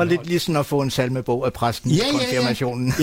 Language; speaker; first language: Danish; native; Danish